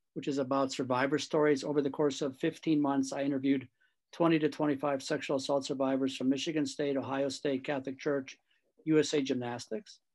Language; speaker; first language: English; native; English